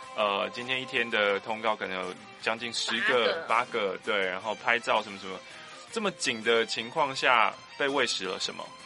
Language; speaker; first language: Chinese; native; Chinese